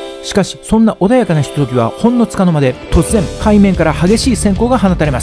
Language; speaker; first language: Japanese; native; Japanese